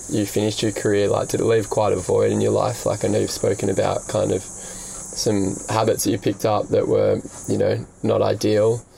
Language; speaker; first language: English; native; English